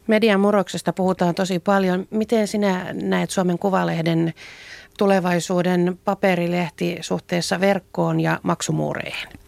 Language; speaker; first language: Finnish; native; Finnish